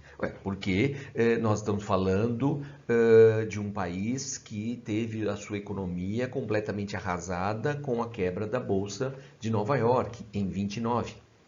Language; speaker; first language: Portuguese; native; Portuguese